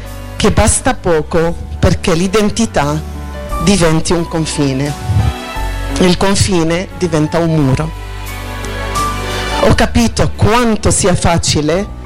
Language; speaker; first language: Italian; non-native, fluent; Arabic